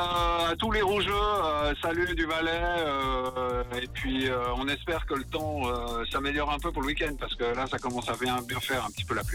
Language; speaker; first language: French; native; French